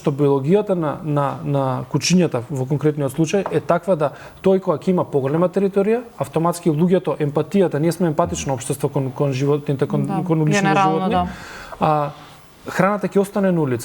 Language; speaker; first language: Macedonian; native; Macedonian